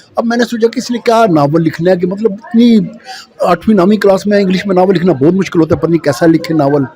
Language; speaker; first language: Urdu; non-native, local second language; Punjabi